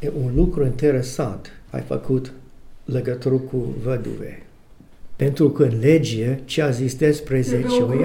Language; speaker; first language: Romanian; non-native, learner; English